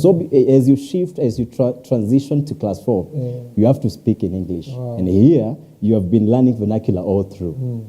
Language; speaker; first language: English; non-native, local second language; Swahili